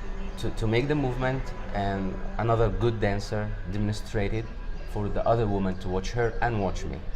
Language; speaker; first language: English; non-native, fluent; Arabic